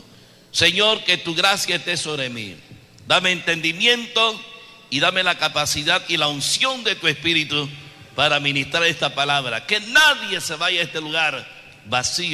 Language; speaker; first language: Spanish; native; Spanish